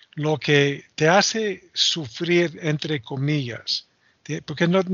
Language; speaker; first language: Spanish; non-native, fluent; English